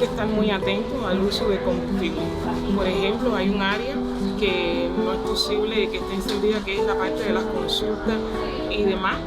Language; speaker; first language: Spanish; native; Spanish